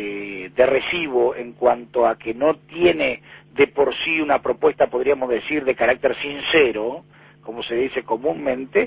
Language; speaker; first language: Spanish; native; Spanish